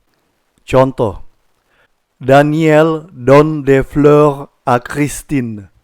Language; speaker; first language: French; non-native, fluent; Indonesian